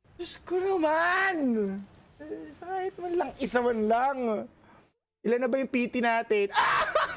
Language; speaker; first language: Filipino; native; Filipino